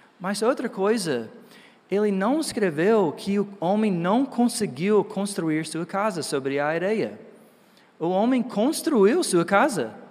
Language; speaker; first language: Portuguese; non-native, fluent; English